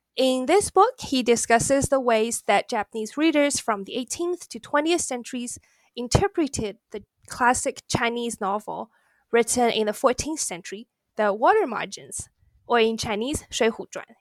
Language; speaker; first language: English; non-native, fluent; Chinese